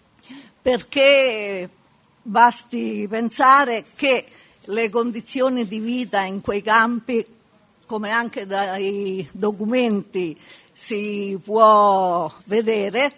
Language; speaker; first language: Italian; native; Italian